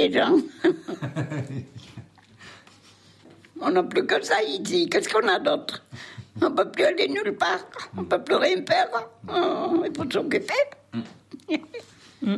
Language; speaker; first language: French; native; French